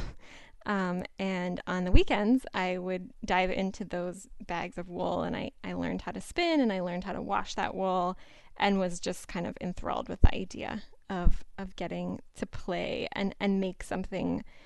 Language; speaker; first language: English; native; English